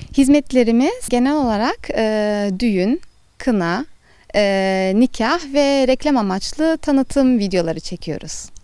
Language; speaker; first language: Turkish; early bilingual, heritage; Turkish